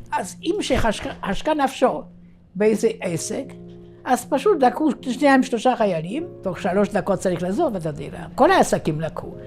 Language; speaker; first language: Hebrew; non-native, fluent; Yiddish